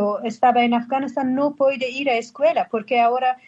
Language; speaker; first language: Spanish; non-native, learner; Persian